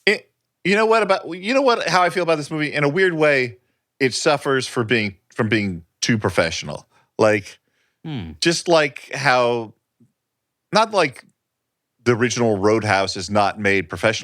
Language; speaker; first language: English; native; English